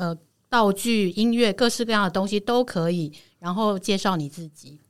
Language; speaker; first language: Chinese; native; Chinese